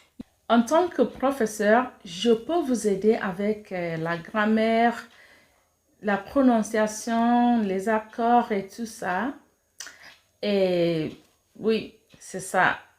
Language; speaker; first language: French; non-native, fluent; Igbo